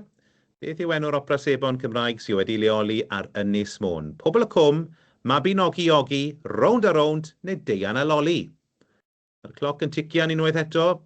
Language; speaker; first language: Welsh; native; Welsh